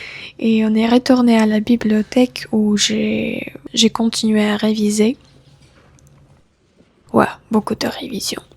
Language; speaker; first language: French; non-native, fluent; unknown